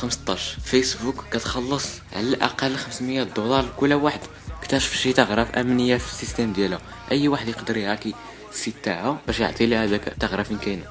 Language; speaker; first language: Arabic; native; Arabic